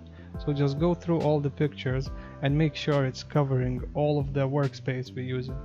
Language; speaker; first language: English; non-native, fluent; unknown